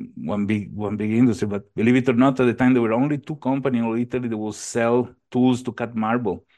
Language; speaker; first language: English; non-native, fluent; Italian